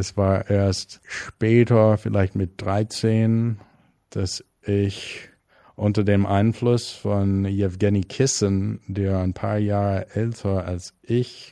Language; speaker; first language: German; non-native, fluent; English